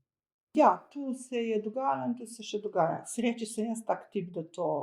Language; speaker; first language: Slovenian; early bilingual, other home language; Croatian